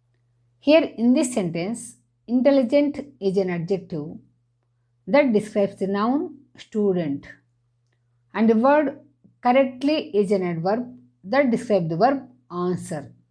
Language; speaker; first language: English; non-native, fluent; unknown